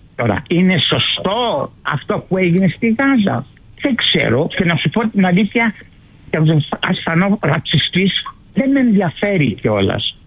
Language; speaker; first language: Greek; early bilingual, heritage; Greek